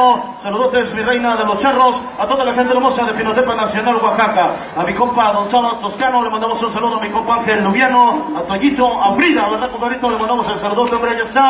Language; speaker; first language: Spanish; native; Spanish